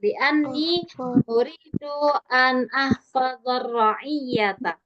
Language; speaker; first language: Arabic; non-native, fluent; Indonesian